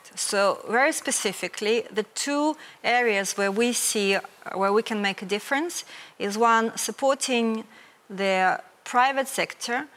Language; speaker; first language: English; non-native, fluent; Ukrainian